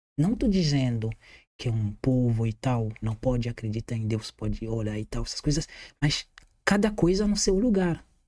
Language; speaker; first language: Portuguese; non-native, fluent; Haitian Creole